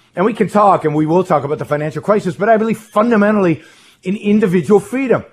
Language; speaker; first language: English; non-native, fluent; Hebrew